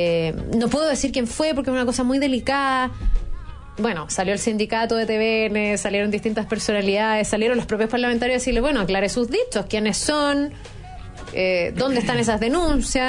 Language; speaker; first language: Spanish; native; Spanish